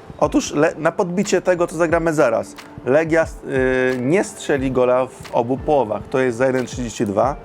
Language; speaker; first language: Polish; native; Polish